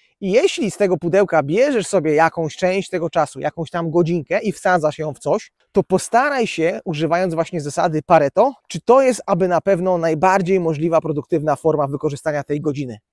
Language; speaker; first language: Polish; native; Polish